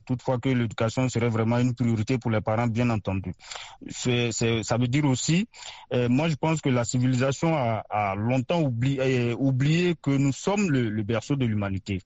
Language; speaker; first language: French; non-native, local second language; Mossi